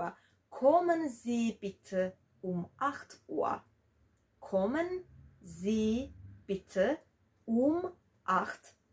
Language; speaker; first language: German; non-native, fluent; Georgian